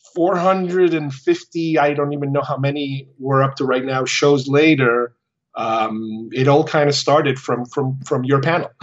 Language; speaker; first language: English; early bilingual, other home language; Spanish